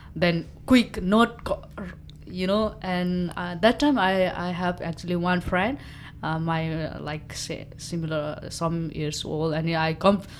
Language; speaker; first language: English; non-native, local second language; Nepali